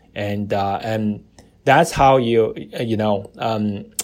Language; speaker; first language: English; non-native, fluent; Chinese